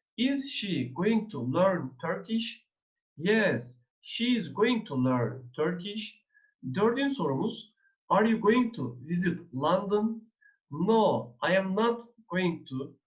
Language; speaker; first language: English; non-native, fluent; Turkish